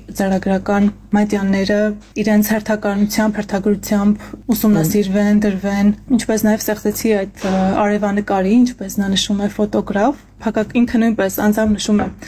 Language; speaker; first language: Armenian; native; Armenian